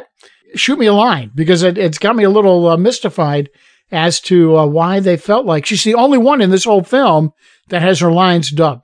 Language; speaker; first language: English; native; English